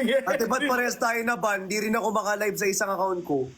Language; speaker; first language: Filipino; native; Filipino